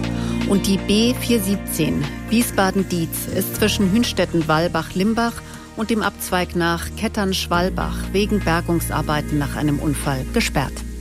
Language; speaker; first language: German; native; German